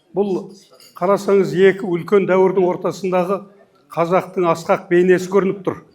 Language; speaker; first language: Kazakh; early bilingual, heritage; Kazakh